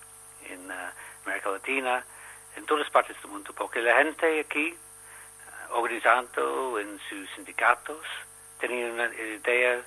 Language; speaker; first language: Spanish; non-native, learner; English